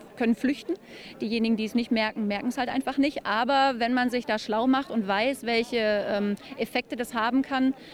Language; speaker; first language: German; native; German